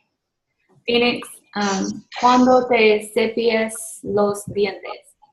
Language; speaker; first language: Spanish; non-native, learner; English